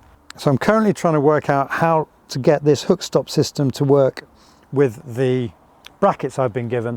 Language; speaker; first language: English; native; English